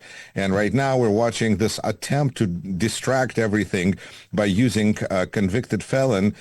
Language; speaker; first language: English; non-native, fluent; Russian